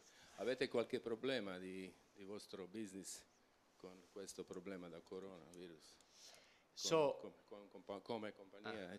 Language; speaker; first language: Italian; non-native, learner; Croatian